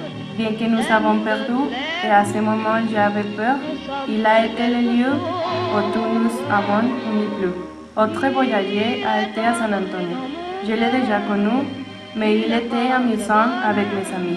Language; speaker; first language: French; non-native, learner; Spanish